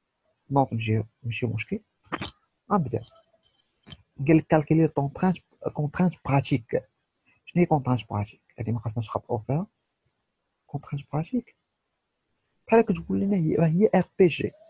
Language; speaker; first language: Arabic; native; Arabic